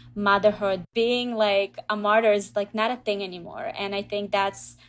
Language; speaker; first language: English; early bilingual, other home language; Russian